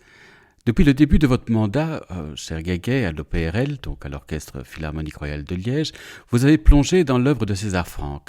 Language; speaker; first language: French; native; French